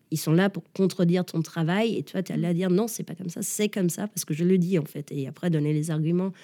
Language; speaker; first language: French; early bilingual, other home language; Danish